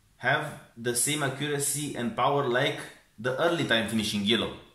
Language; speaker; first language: English; non-native, learner; Romanian